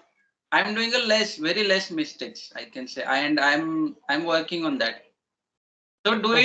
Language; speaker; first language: English; non-native, learner; Marathi